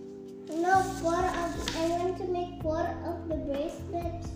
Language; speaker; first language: English; non-native, learner; Indonesian